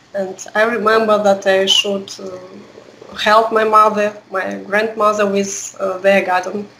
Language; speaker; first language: English; non-native, learner; Russian